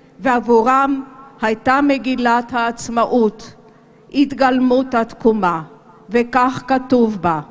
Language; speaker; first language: Hebrew; early bilingual, other home language; Romanian